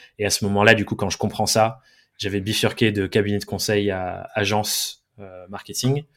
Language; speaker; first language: French; early bilingual, other home language; English